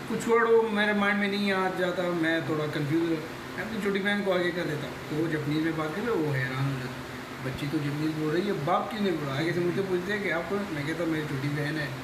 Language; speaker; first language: Urdu; early bilingual, heritage; Hindi